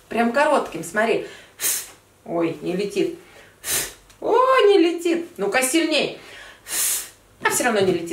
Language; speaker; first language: Russian; native; Russian